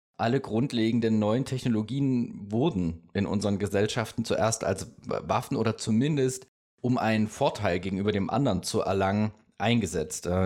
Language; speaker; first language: German; native; German